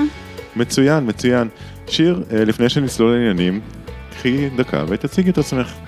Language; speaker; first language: Hebrew; native; Hebrew